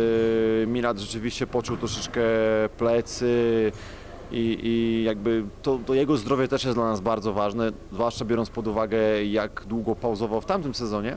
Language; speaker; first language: Polish; native; Polish